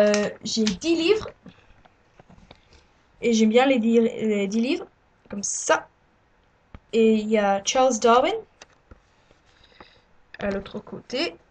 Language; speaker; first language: French; non-native, learner; English